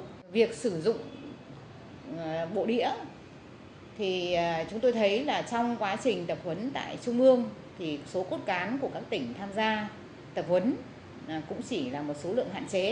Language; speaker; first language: Vietnamese; native; Vietnamese